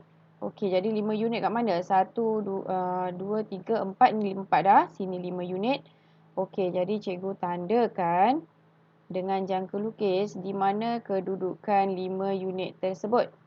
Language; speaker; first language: Malay; native; Malay